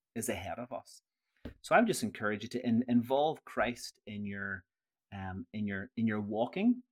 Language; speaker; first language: English; native; English